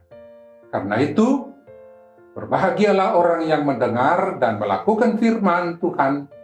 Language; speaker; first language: Malay; native; Malay